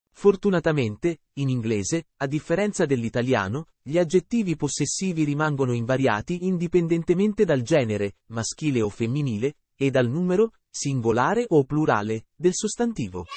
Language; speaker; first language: Italian; native; Italian